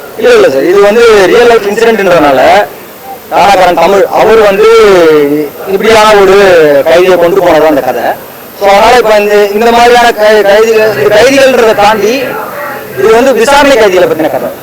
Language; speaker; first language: Tamil; native; Tamil